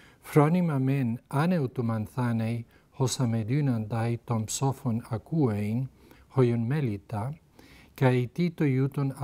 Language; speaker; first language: Greek; non-native, fluent; Spanish